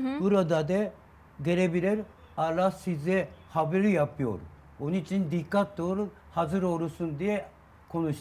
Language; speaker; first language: Turkish; non-native, learner; Japanese